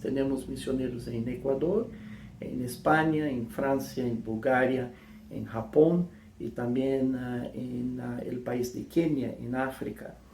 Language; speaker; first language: Spanish; non-native, fluent; English